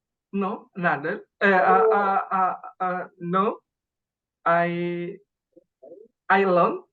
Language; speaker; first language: English; non-native, learner; Indonesian